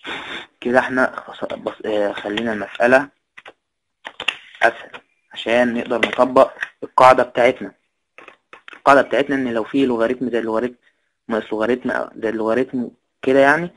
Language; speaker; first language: Arabic; native; Arabic